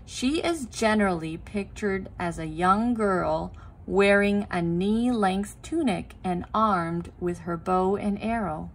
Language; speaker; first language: English; non-native, fluent; Thai